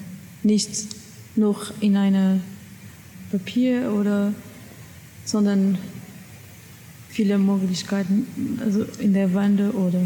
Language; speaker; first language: German; non-native, learner; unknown